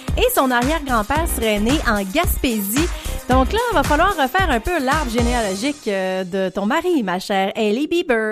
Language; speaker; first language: French; native; French